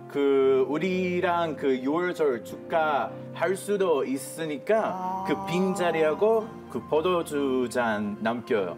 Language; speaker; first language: Korean; non-native, fluent; Hebrew